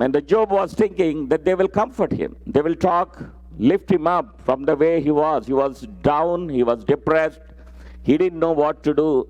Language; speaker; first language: English; non-native, local second language; Telugu